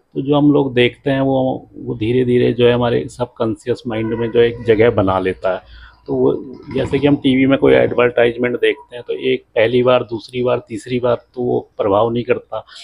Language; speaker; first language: Hindi; native; Hindi